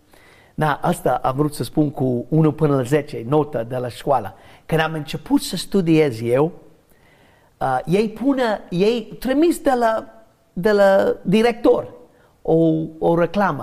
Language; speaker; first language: Romanian; non-native, learner; English